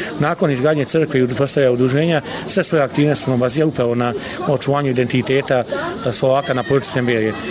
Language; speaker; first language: Bosnian; non-native, local second language; Slovak